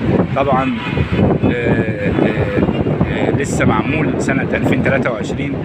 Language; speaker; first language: Arabic; native; Arabic